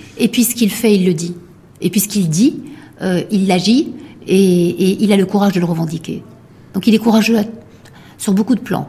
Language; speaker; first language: French; non-native, local second language; Arabic